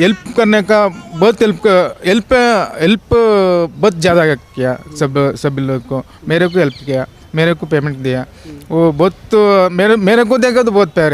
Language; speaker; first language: Hindi; non-native, local second language; Kannada